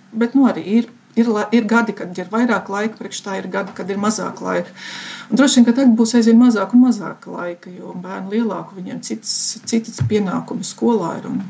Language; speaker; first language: Latvian; native; Latvian